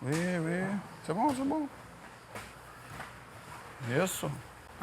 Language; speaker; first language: French; non-native, learner; Portuguese